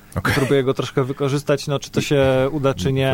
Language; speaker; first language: Polish; native; Polish